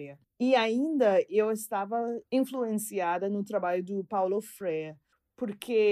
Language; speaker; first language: Portuguese; non-native, fluent; English